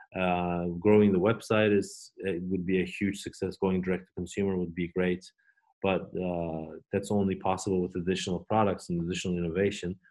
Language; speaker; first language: English; non-native, fluent; Turkish